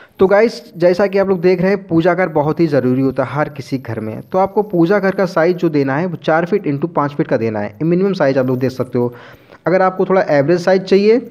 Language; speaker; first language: Hindi; native; Hindi